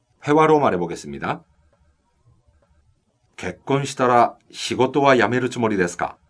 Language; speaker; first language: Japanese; non-native, fluent; Korean